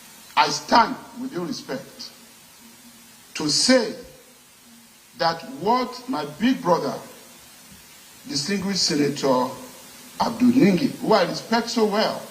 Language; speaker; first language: English; non-native, local second language; Yoruba